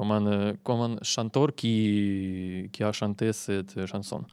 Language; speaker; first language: French; non-native, learner; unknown